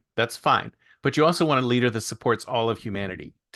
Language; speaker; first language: English; native; English